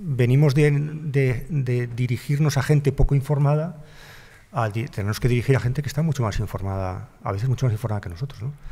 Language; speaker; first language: Spanish; native; Spanish